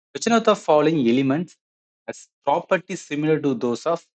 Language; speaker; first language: English; non-native, local second language; Tamil